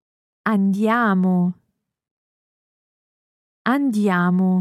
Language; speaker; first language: Italian; non-native, learner; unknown